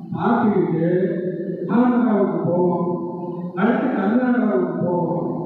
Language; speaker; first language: Tamil; non-native, local second language; Telugu